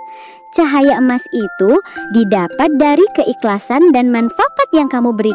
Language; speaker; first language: Indonesian; native; Indonesian